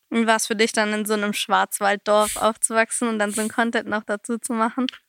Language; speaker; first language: German; native; German